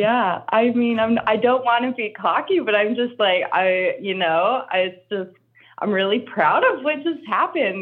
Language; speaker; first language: English; native; English